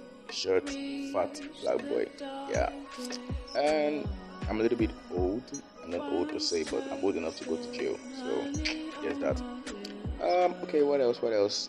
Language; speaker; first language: English; non-native, local second language; Yoruba